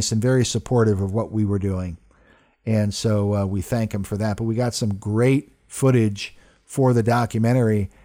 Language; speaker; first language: English; early bilingual, other home language; Italian